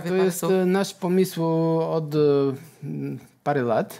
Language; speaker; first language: Polish; non-native, learner; Portuguese